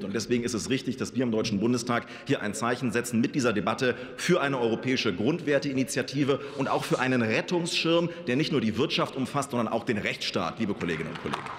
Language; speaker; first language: German; native; German